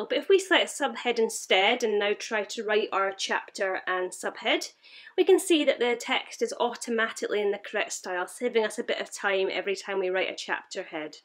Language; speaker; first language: English; native; English